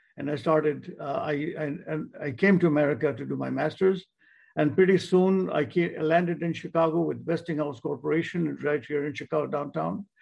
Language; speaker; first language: English; non-native, local second language; Bangla